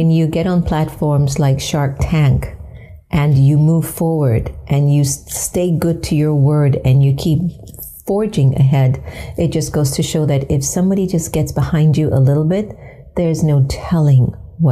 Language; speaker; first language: English; native; English